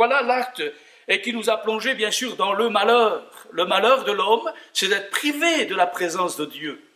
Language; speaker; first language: French; native; French